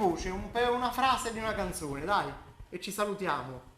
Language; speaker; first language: Italian; native; Italian